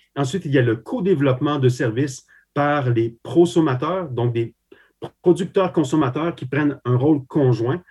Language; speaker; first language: French; early bilingual, other home language; Slovak